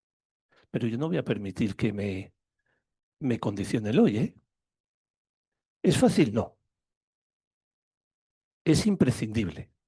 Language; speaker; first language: Spanish; native; Spanish